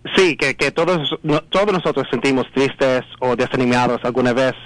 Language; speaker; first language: Spanish; non-native, learner; English